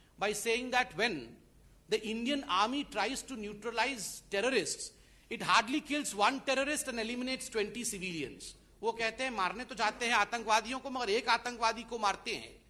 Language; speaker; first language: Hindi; non-native, local second language; Odia